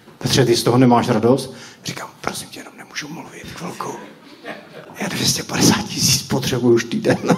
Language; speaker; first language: Czech; native; Czech